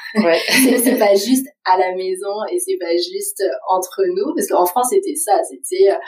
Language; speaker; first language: French; early bilingual, other home language; Vietnamese